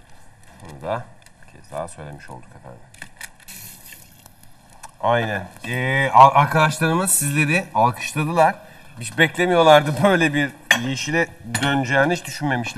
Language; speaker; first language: Turkish; native; Turkish